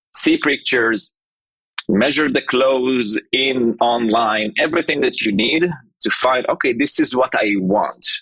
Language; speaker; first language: English; non-native, fluent; Hebrew